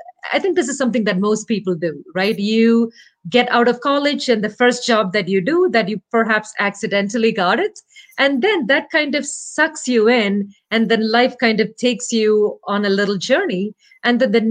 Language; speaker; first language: English; non-native, local second language; Malayalam